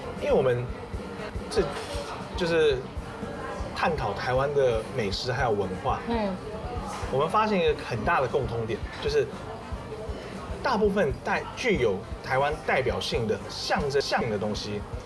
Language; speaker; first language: Chinese; native; Chinese